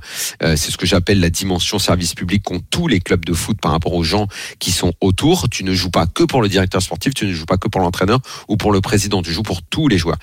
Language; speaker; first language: French; native; French